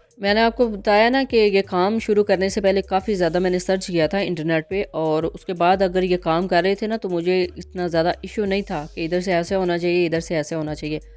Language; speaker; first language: Urdu; non-native, local second language; Punjabi